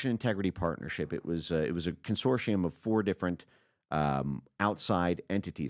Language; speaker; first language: English; native; English